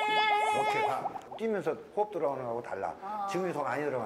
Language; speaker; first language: Korean; native; Korean